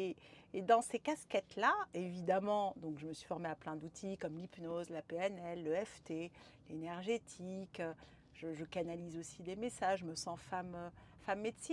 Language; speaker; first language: French; native; French